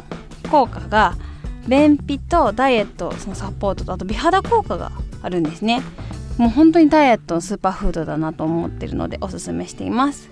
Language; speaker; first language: Japanese; native; Japanese